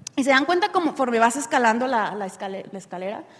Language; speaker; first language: Spanish; native; Spanish